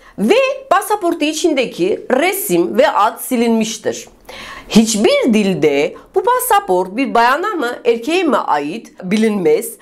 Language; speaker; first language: Turkish; non-native, fluent; Russian